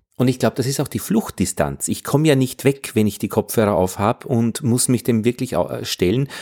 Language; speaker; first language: German; native; German